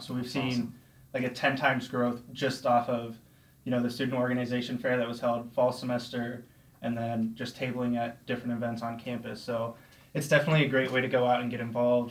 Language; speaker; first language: English; native; English